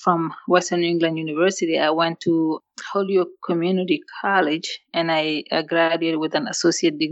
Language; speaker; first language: English; non-native, fluent; Wolof